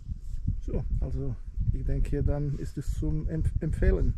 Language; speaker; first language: German; non-native, fluent; Serbian